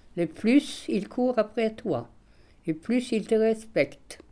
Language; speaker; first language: French; non-native, fluent; Swedish